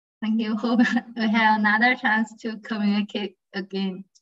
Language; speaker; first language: English; non-native, fluent; Chinese